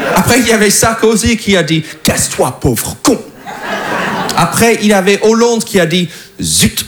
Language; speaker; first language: French; non-native, fluent; English